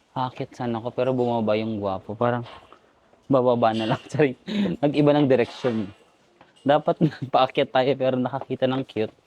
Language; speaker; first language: Filipino; non-native, local second language; Cebuano